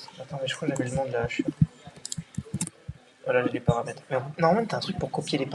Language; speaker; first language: French; native; French